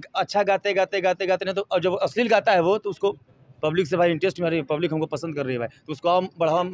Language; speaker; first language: Hindi; native; Hindi